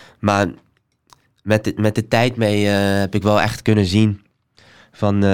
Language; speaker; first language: Dutch; early bilingual, other home language; Somali